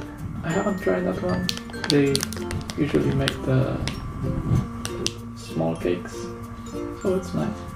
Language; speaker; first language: English; non-native, fluent; Romanian